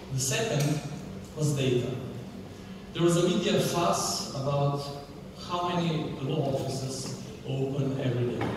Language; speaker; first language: English; non-native, fluent; Slovenian